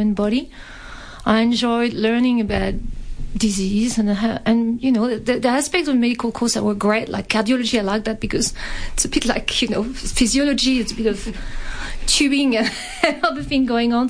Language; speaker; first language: English; non-native, fluent; French